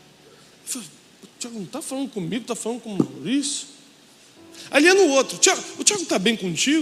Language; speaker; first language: Portuguese; native; Portuguese